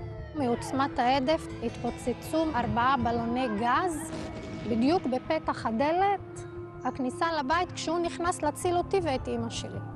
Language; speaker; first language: Hebrew; non-native, local second language; Arabic